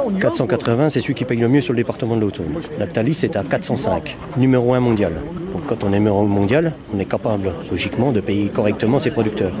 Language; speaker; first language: French; native; French